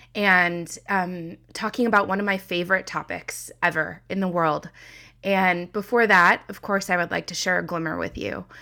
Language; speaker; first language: English; native; English